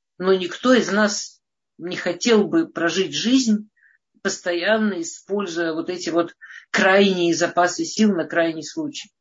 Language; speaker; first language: Russian; early bilingual, heritage; Russian